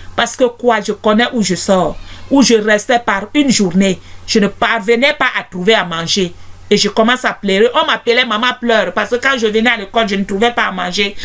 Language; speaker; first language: French; non-native, local second language; Basaa